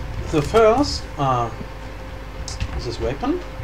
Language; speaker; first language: English; non-native, learner; German